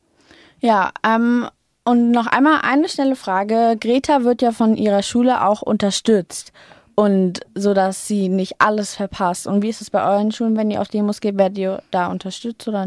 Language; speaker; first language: German; native; German